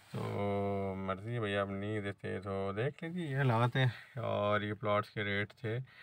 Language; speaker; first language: Urdu; native; Urdu